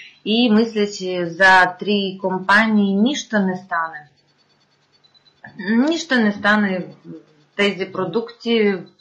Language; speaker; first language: Bulgarian; non-native, fluent; Russian